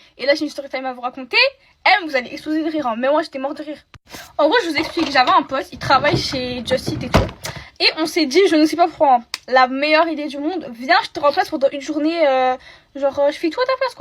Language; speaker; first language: French; native; French